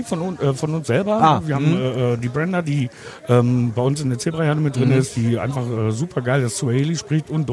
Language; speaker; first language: German; native; German